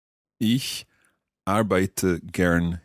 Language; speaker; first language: German; non-native, learner; English